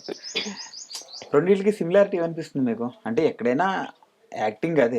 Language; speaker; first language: Telugu; native; Telugu